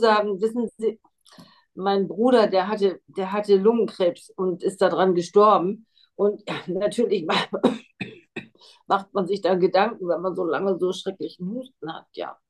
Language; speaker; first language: German; native; German